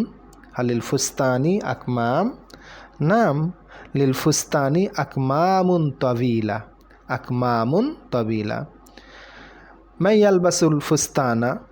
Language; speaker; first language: Arabic; non-native, fluent; Bangla